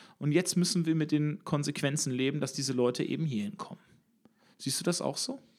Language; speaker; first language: German; native; German